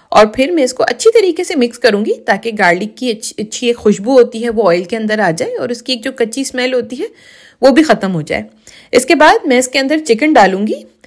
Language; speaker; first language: Urdu; native; Urdu